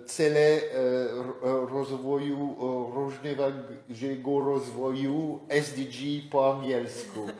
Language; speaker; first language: Polish; non-native, learner; French